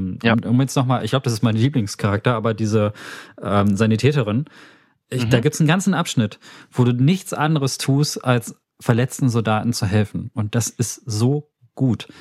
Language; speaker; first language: German; native; German